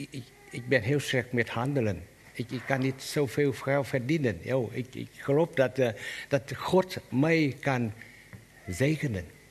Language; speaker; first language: Dutch; non-native, learner; Vietnamese